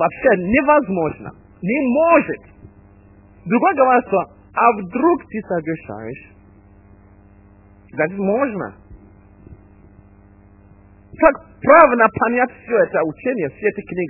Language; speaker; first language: Russian; non-native, fluent; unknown